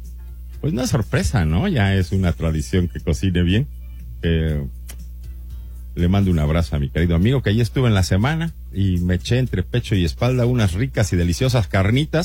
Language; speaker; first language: Spanish; native; Spanish